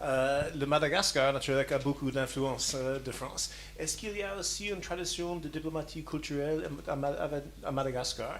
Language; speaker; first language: French; non-native, fluent; English